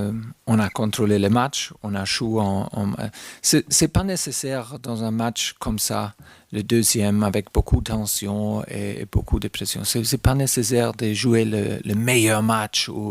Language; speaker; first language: French; non-native, fluent; German